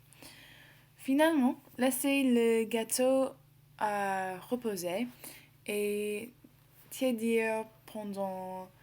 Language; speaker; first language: French; non-native, learner; English